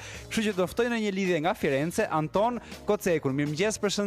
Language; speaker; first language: Albanian; native; Albanian